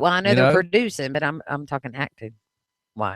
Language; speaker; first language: English; native; English